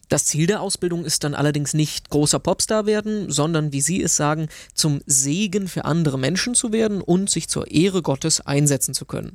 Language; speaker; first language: German; native; German